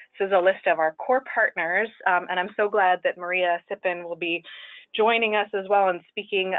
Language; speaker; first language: English; native; English